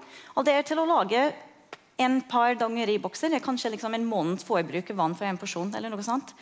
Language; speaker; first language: Norwegian; non-native, fluent; English